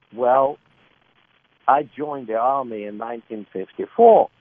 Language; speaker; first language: English; early bilingual, other home language; Lithuanian